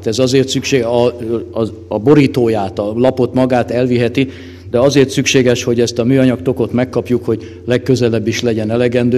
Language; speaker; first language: Hungarian; native; Hungarian